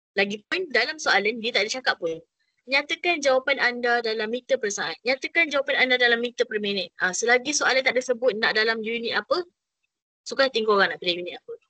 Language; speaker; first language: Malay; native; Malay